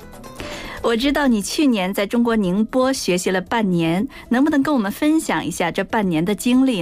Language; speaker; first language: Chinese; native; Chinese